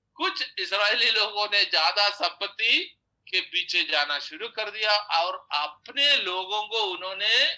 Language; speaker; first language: Hindi; non-native, local second language; Odia